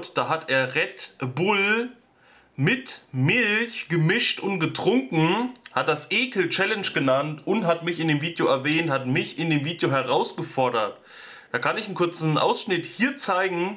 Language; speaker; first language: German; native; German